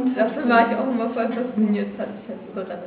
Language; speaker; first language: German; native; German